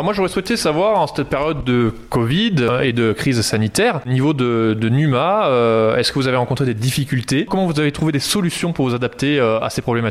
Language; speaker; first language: French; native; French